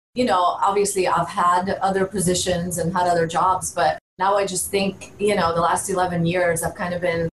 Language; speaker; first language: English; early bilingual, other home language; Bulgarian